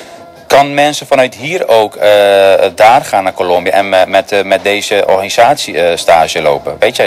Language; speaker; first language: Dutch; non-native, fluent; Spanish